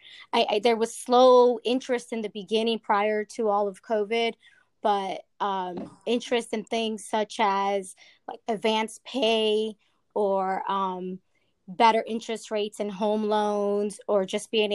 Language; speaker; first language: English; native; English